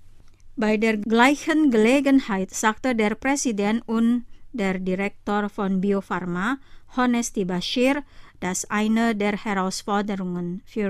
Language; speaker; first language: German; non-native, fluent; Indonesian